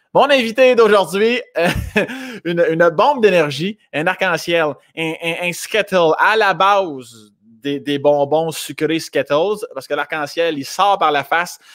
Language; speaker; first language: French; native; French